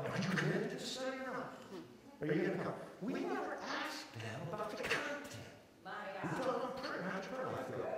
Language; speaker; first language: English; early bilingual, other home language; Korean